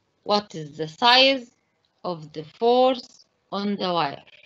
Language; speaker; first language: English; non-native, fluent; Arabic